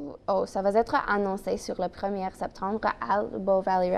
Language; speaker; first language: French; non-native, local second language; English